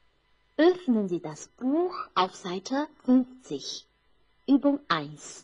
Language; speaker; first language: German; non-native, fluent; Chinese